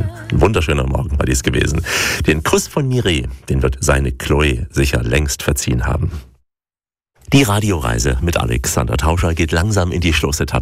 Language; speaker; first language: German; native; German